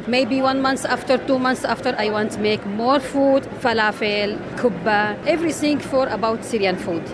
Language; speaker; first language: English; non-native, learner; Arabic